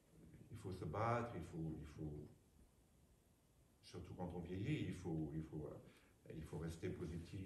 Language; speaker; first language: French; native; French